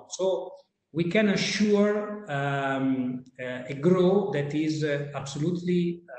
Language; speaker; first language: English; non-native, fluent; Italian